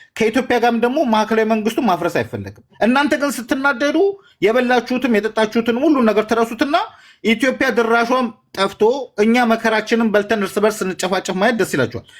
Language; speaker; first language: Amharic; native; Amharic